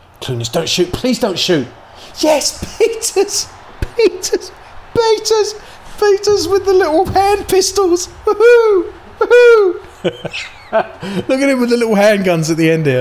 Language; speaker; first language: English; native; English